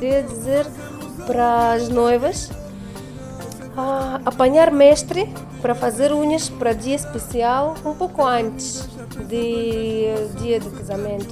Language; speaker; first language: Portuguese; non-native, learner; Russian